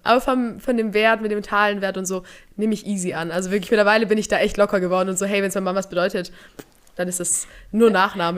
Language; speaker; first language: German; native; German